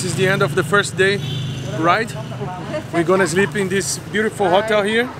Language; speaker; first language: English; non-native, learner; Portuguese